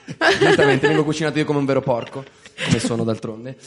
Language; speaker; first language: Italian; native; Italian